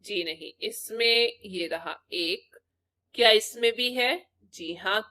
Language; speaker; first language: Hindi; non-native, local second language; Punjabi